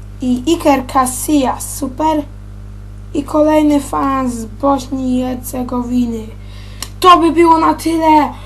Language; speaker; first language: Polish; native; Polish